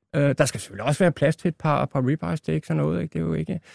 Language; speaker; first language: Danish; native; Danish